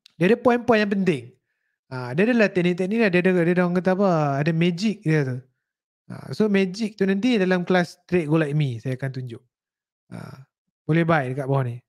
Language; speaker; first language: Malay; native; Malay